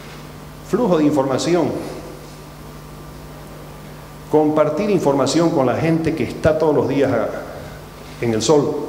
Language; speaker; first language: Spanish; native; Spanish